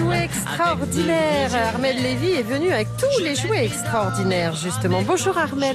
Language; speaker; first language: French; native; French